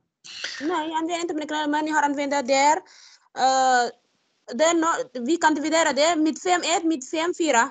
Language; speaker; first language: Swedish; non-native, learner; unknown